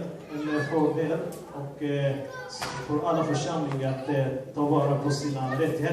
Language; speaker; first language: Swedish; non-native, fluent; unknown